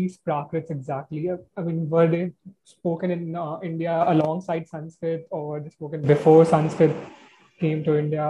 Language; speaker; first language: English; non-native, local second language; Hindi